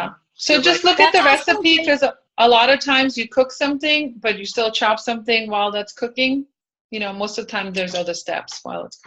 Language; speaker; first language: English; native; English